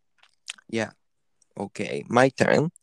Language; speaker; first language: English; non-native, learner; Japanese